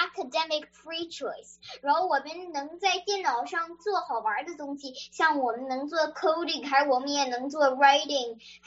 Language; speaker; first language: Chinese; early bilingual, other home language; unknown